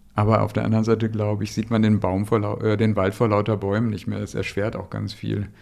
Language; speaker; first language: German; native; German